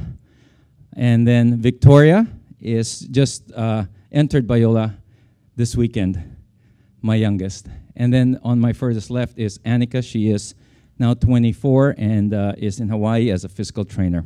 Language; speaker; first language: English; non-native, local second language; Filipino